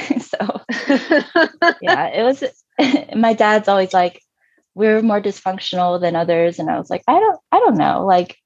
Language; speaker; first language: English; native; English